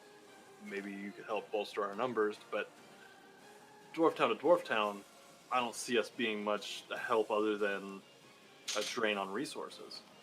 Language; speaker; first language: English; native; English